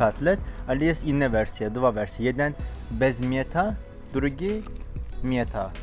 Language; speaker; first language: Polish; non-native, learner; Turkish